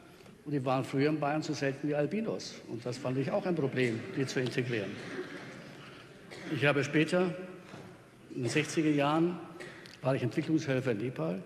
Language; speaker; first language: German; native; German